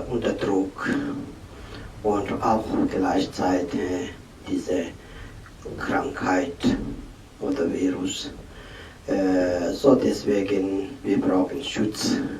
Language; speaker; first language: German; non-native, learner; Tibetan